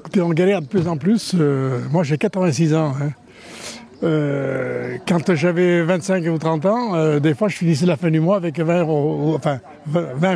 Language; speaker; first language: French; native; French